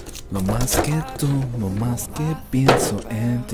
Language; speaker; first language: Spanish; early bilingual, heritage; Spanish